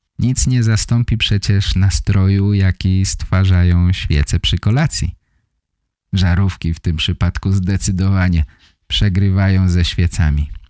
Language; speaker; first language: Polish; native; Polish